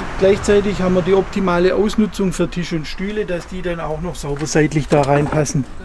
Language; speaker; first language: German; native; German